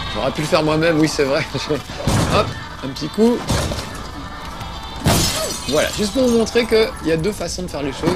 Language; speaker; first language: French; native; French